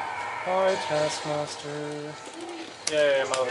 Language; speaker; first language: English; native; English